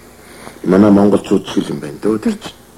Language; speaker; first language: Mongolian; native; Mongolian